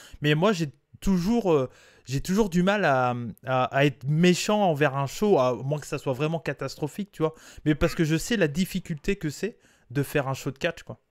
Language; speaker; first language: French; native; French